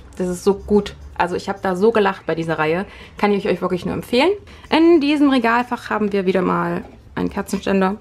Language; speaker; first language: German; native; German